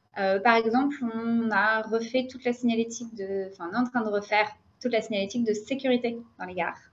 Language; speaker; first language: French; native; French